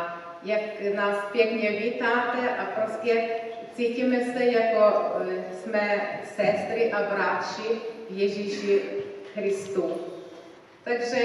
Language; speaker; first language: Czech; non-native, learner; Ukrainian